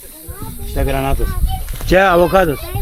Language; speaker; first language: Lithuanian; non-native, learner; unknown